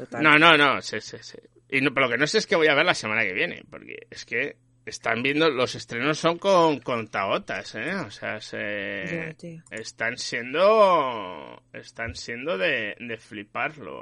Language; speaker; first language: Spanish; native; Spanish